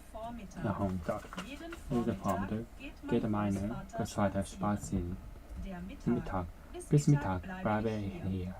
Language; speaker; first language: German; non-native, learner; Japanese